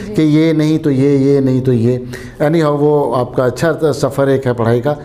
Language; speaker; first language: Hindi; native; Hindi